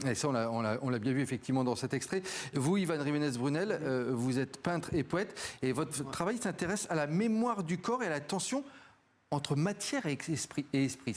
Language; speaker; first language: French; native; French